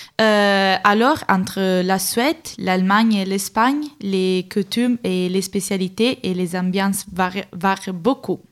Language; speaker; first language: French; non-native, fluent; Italian